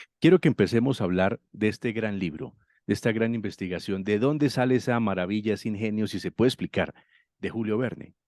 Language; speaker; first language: Spanish; native; Spanish